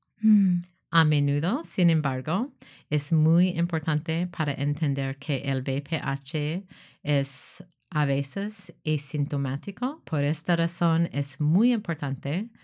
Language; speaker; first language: Spanish; non-native, learner; English